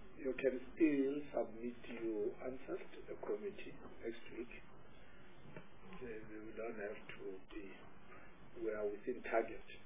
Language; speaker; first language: English; non-native, local second language; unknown